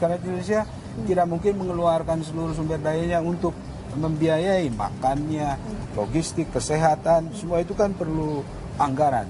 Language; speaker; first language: Indonesian; native; Indonesian